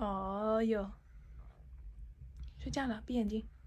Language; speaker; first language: Chinese; native; Chinese